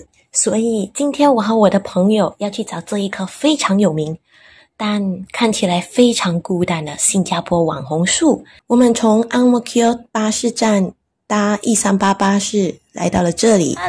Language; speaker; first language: Chinese; native; Chinese